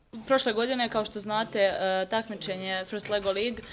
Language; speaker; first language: Bosnian; native; Bosnian